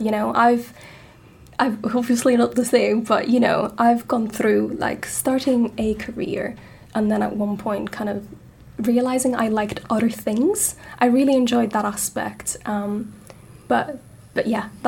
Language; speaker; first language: English; non-native, fluent; Italian